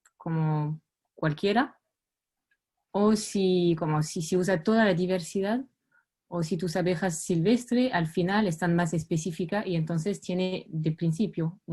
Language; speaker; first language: Spanish; non-native, fluent; French